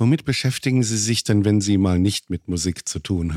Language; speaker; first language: German; native; German